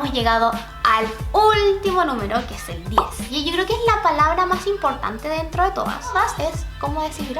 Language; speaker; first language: Spanish; native; Spanish